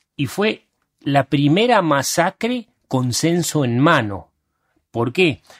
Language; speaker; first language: Spanish; early bilingual, other home language; Hungarian